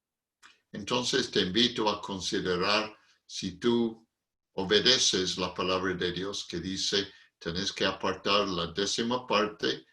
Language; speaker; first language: Spanish; non-native, fluent; English